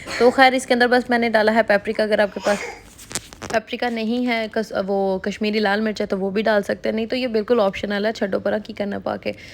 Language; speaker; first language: Urdu; native; Urdu